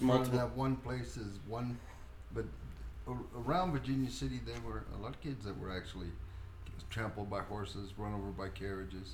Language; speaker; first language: English; native; English